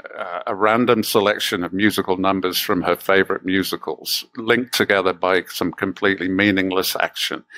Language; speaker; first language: English; native; English